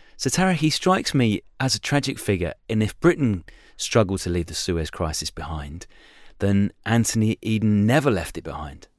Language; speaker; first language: English; native; English